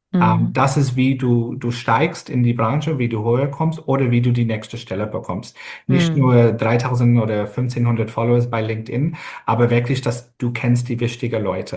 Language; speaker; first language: German; non-native, fluent; English